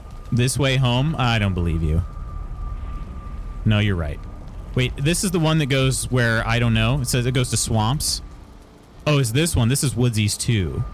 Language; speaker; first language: English; native; English